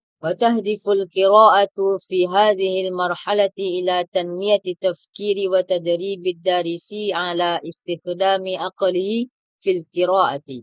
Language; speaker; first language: Arabic; non-native, learner; Indonesian